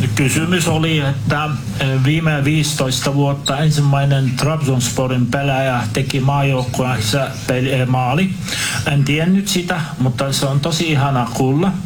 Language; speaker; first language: Finnish; non-native, fluent; Turkish